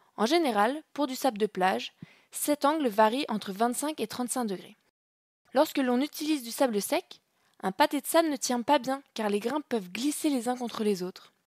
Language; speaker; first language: French; native; French